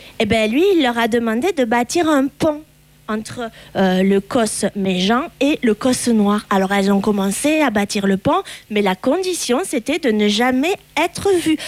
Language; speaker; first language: French; native; French